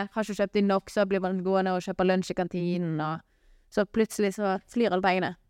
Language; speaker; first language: Norwegian; native; Norwegian